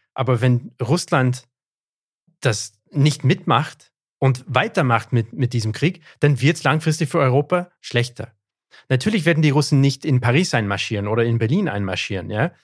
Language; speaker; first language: German; non-native, fluent; English